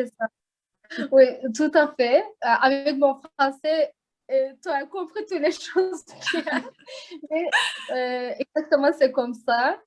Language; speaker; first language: French; non-native, learner; Azerbaijani